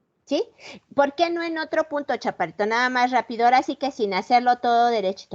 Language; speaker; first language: Spanish; native; Spanish